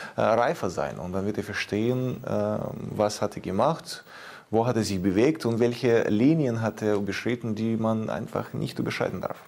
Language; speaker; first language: German; non-native, fluent; Ukrainian